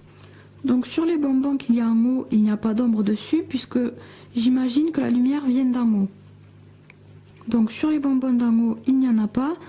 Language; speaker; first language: French; native; French